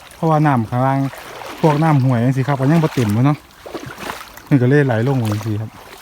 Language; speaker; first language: Thai; native; Thai